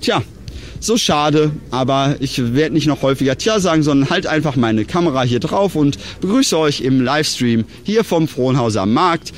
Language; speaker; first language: German; native; German